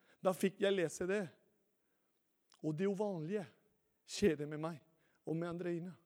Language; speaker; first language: Norwegian; non-native, fluent; Spanish